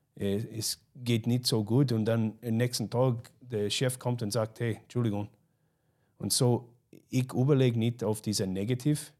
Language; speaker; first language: German; non-native, fluent; English